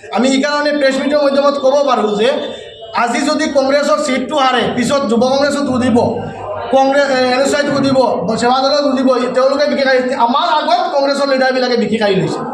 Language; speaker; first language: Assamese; non-native, local second language; Bangla